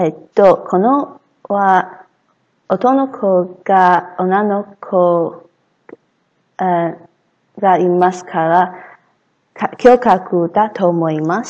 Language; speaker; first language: Japanese; non-native, learner; English